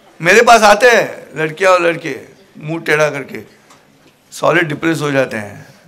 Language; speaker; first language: Hindi; non-native, local second language; Marathi